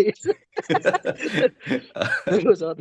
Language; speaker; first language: Spanish; non-native, learner; Filipino